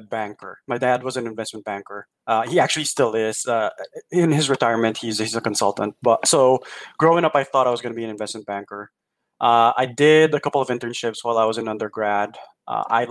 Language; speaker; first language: English; non-native, local second language; Filipino